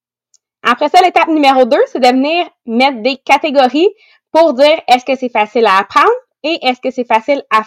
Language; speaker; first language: French; native; French